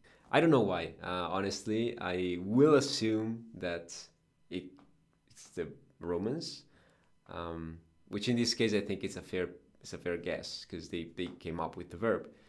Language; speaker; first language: English; non-native, fluent; Italian